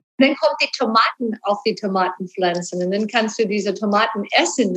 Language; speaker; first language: German; non-native, learner; English